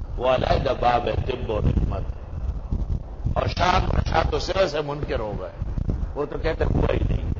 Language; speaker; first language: Urdu; non-native, local second language; Pashto